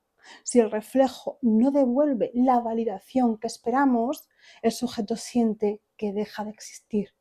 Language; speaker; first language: Spanish; native; Spanish